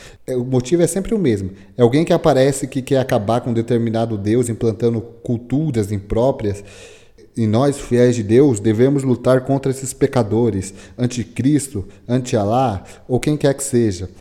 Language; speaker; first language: Portuguese; native; Portuguese